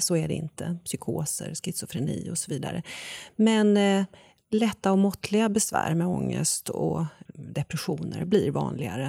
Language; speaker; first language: Swedish; native; Swedish